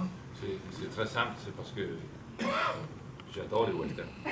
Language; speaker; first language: French; non-native, fluent; Danish